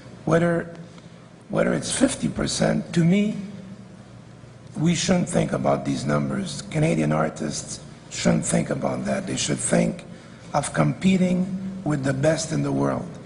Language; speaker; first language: English; non-native, fluent; French